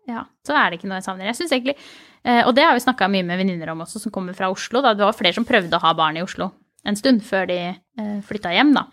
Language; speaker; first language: Norwegian; native; Norwegian